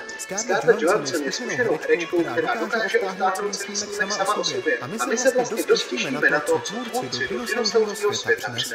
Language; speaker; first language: Czech; native; Czech